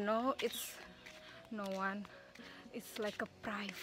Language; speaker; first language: English; non-native, learner; Indonesian